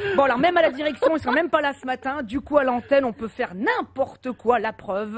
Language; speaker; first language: French; native; French